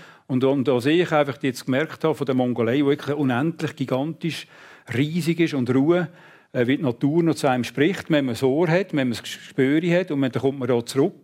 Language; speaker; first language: German; native; German